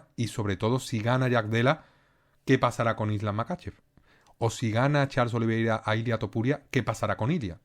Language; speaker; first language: Spanish; native; Spanish